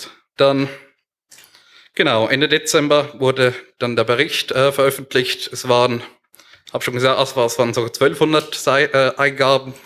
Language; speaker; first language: German; native; German